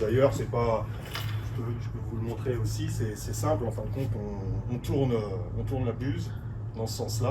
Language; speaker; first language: French; native; French